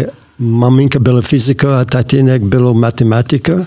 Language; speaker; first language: Czech; non-native, learner; English